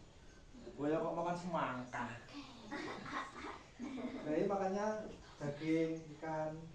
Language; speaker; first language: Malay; non-native, local second language; Javanese